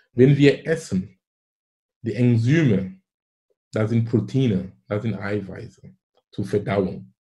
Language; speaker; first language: German; non-native, fluent; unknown